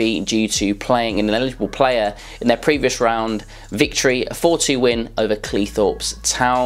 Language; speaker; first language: English; native; English